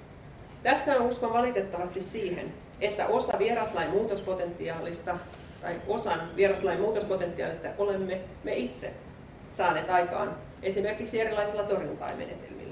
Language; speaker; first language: Finnish; native; Finnish